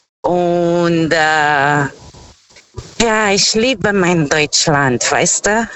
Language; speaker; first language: German; non-native, fluent; Portuguese